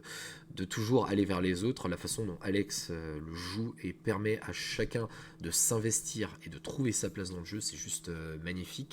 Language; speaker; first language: French; native; French